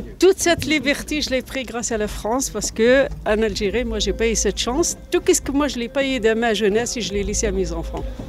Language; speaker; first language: French; non-native, local second language; Berber languages